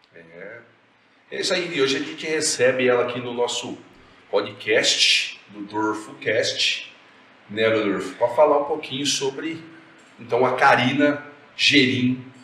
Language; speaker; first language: Portuguese; native; Portuguese